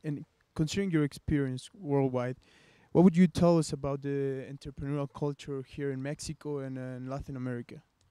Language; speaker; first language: English; non-native, fluent; Spanish